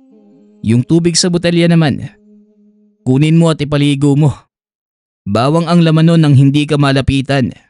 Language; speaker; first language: Filipino; native; Filipino